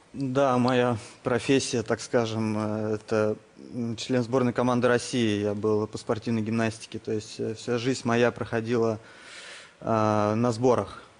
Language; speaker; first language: Russian; native; Russian